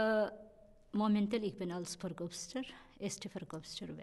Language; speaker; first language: Dutch; non-native, learner; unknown